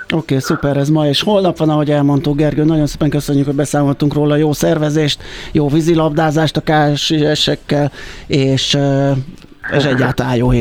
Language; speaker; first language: Hungarian; native; Hungarian